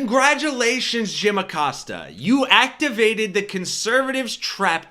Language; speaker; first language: English; native; English